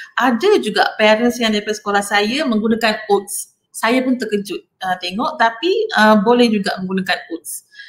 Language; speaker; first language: Malay; non-native, local second language; Tamil